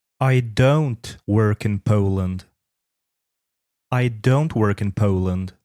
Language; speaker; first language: English; non-native, fluent; Polish